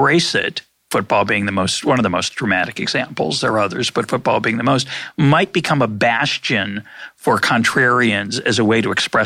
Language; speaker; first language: English; native; English